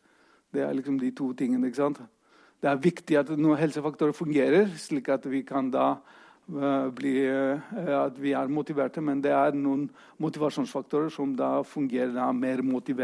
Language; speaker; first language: Norwegian; non-native, fluent; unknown